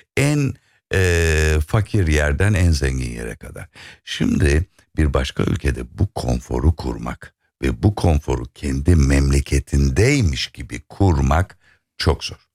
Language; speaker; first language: Turkish; native; Turkish